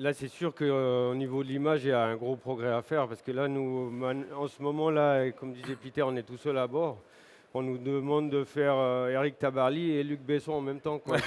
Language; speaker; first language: French; native; French